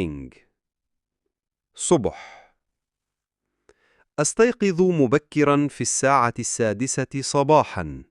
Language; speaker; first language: Arabic; non-native, fluent; Urdu